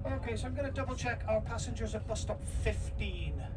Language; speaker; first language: English; non-native, fluent; Icelandic